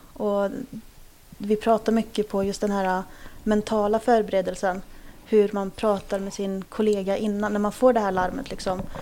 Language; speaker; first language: Swedish; early bilingual, other home language; Kurdish